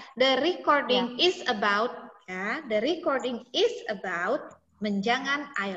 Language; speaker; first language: English; non-native, fluent; Indonesian